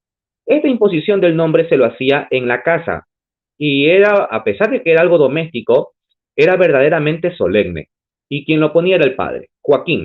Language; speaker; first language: Spanish; native; Spanish